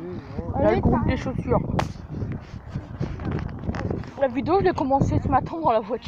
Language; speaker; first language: French; native; French